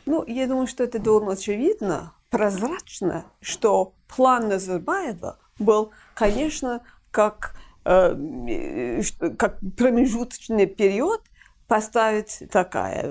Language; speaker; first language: Russian; non-native, fluent; English